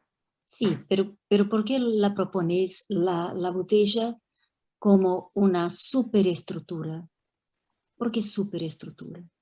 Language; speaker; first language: Spanish; non-native, fluent; Portuguese